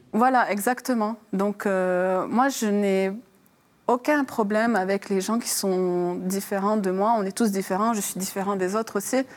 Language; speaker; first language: French; native; French